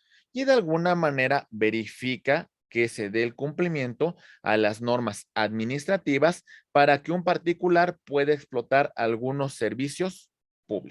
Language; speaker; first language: Spanish; native; Spanish